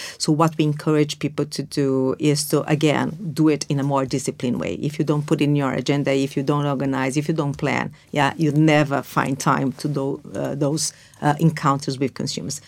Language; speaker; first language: English; non-native, fluent; Portuguese